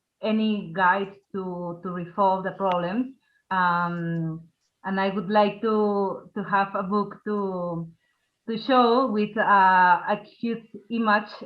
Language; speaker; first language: English; non-native, learner; Spanish